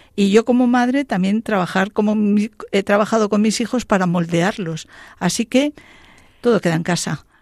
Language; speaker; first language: Spanish; native; Spanish